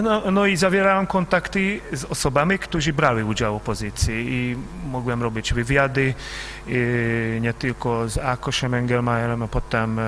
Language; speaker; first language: Polish; non-native, fluent; Hungarian